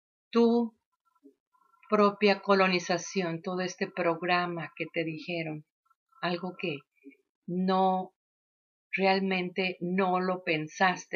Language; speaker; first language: Spanish; native; Spanish